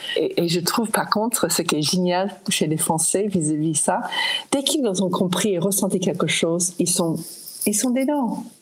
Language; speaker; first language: French; non-native, fluent; English